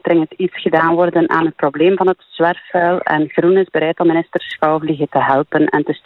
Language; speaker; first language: Dutch; native; Dutch